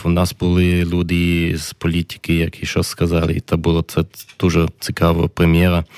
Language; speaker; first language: Ukrainian; non-native, learner; German